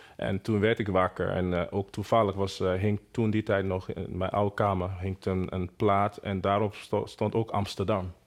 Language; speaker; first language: Dutch; non-native, fluent; Bini